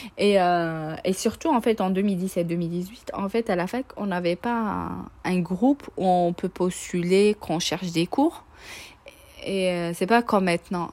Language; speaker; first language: French; non-native, local second language; Arabic